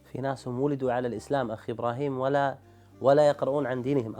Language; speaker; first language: Arabic; native; Arabic